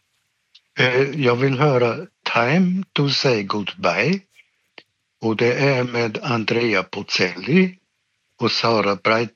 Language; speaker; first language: Swedish; non-native, fluent; German